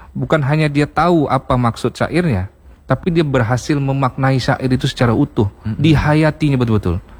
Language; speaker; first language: Indonesian; native; Indonesian